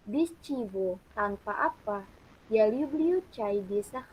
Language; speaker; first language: Russian; non-native, learner; Indonesian